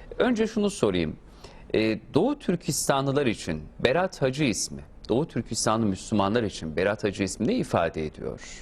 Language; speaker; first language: Turkish; native; Turkish